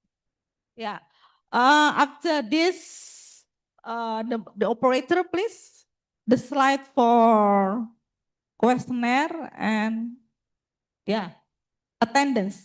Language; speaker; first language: English; non-native, fluent; Indonesian